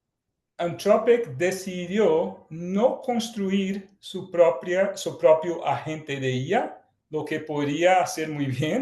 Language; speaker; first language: Spanish; non-native, fluent; Portuguese